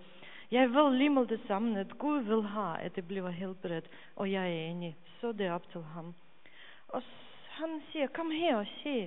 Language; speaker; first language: Danish; non-native, fluent; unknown